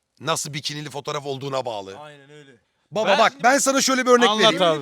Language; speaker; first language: Turkish; native; Turkish